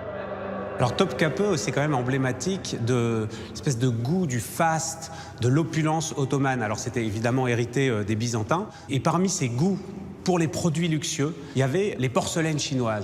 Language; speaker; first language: French; native; French